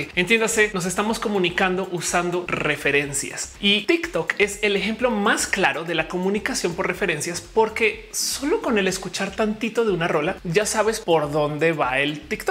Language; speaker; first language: Spanish; native; Spanish